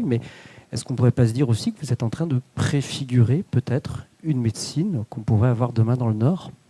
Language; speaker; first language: French; native; French